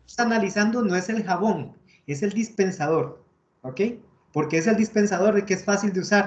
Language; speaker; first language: Spanish; native; Spanish